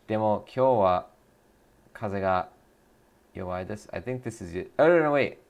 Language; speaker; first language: Japanese; non-native, learner; English